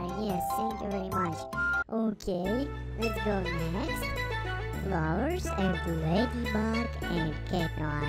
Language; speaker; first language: English; non-native, learner; Russian